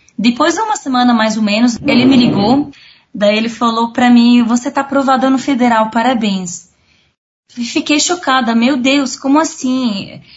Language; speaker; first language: Portuguese; non-native, fluent; Arabic